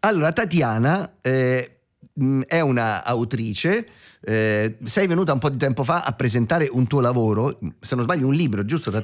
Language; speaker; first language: Italian; native; Italian